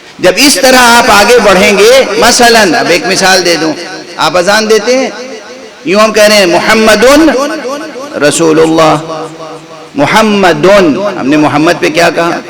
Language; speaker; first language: Urdu; native; Urdu